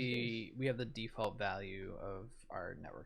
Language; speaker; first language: English; native; English